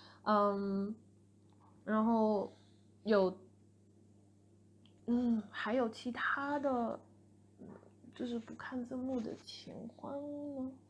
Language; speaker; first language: Chinese; non-native, fluent; English